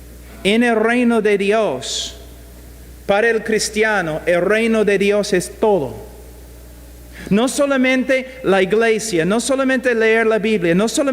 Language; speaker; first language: Spanish; non-native, fluent; English